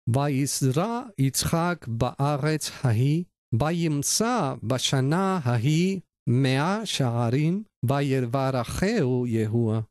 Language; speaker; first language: Hebrew; non-native, learner; Spanish